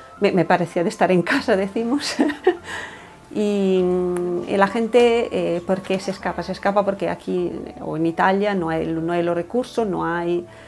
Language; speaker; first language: Spanish; non-native, fluent; Italian